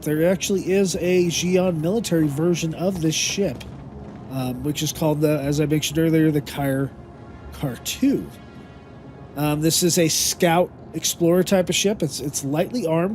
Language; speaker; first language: English; native; English